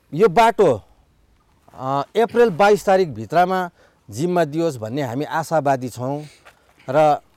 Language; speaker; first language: Nepali; native; Nepali